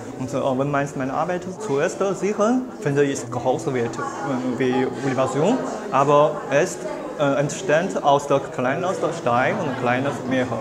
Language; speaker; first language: German; non-native, learner; Chinese